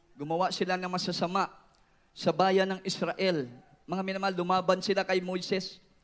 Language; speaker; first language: Filipino; non-native, local second language; Cebuano